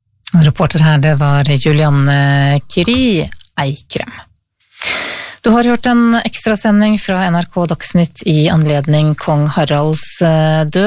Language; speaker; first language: Norwegian; native; Norwegian